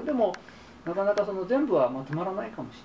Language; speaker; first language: Japanese; native; Japanese